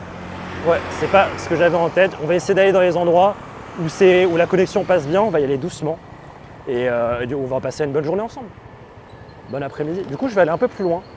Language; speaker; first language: French; native; French